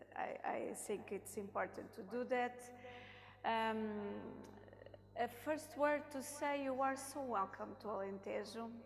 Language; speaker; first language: English; non-native, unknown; Portuguese